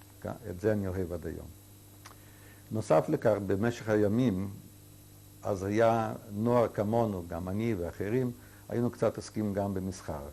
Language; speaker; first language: Hebrew; non-native, fluent; Yiddish